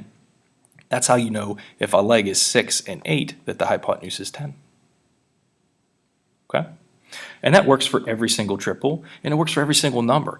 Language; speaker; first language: English; native; English